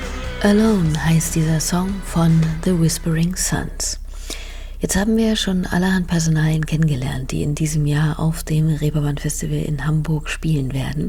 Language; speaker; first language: German; native; German